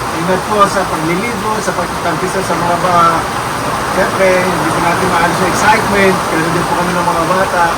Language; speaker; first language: Filipino; native; Filipino